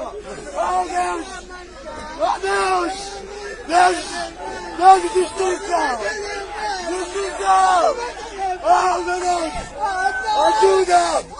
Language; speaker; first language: Portuguese; non-native, learner; Haitian Creole